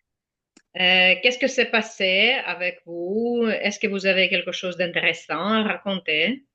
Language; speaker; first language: French; non-native, fluent; Ukrainian